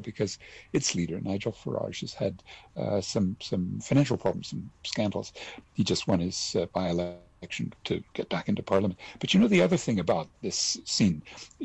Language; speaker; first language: English; native; English